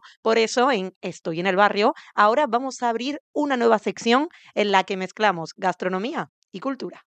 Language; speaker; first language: Spanish; native; Spanish